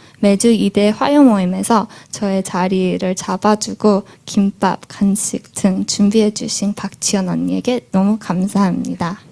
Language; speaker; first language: Korean; early bilingual, heritage; Korean